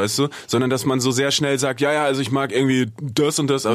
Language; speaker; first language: German; native; German